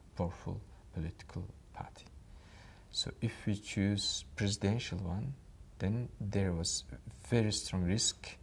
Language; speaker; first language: English; non-native, fluent; Mongolian